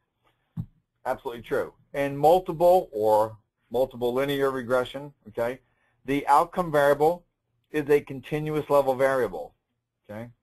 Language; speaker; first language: English; native; English